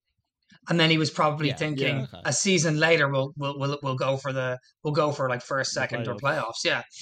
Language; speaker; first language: English; native; English